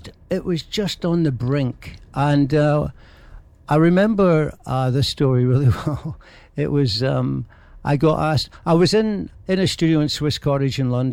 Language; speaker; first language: English; native; English